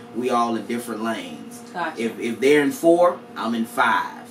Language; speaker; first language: English; native; English